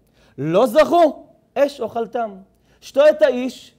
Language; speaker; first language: Russian; non-native, learner; Hebrew